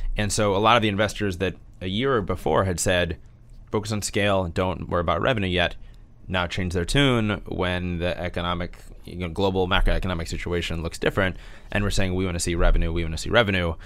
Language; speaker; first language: English; native; English